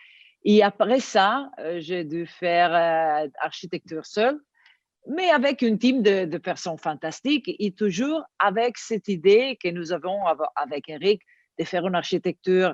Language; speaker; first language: French; non-native, learner; Italian